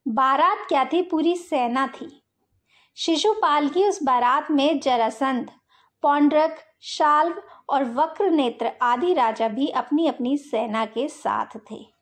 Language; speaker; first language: Hindi; native; Hindi